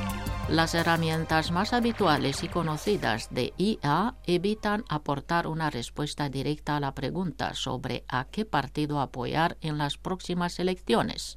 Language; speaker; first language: Spanish; non-native, fluent; Romanian